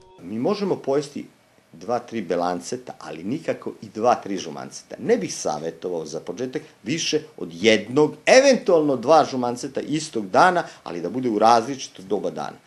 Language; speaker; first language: Serbian; native; Serbian